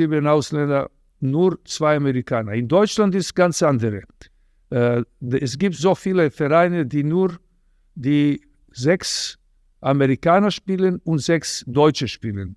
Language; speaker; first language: German; non-native, fluent; Serbian